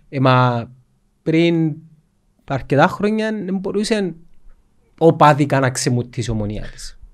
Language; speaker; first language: Greek; native; Greek